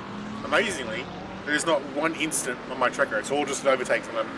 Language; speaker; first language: English; native; English